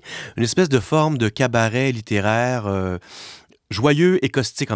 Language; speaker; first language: French; native; French